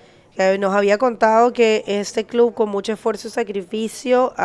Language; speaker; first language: Spanish; native; Spanish